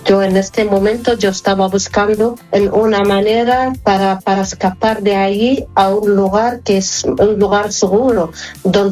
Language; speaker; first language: Spanish; non-native, fluent; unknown